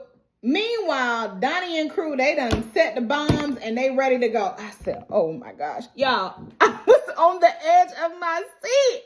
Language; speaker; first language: English; native; English